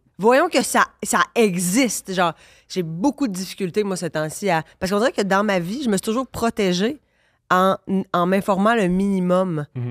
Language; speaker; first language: French; native; French